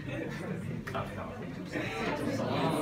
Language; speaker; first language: Japanese; native; Japanese